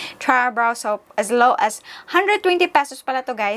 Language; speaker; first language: English; non-native, local second language; Filipino